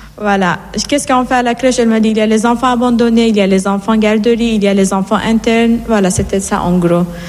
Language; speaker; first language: French; non-native, fluent; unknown